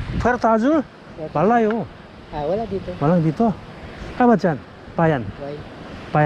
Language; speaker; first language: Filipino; non-native, learner; Korean